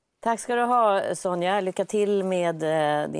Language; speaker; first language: Swedish; native; Swedish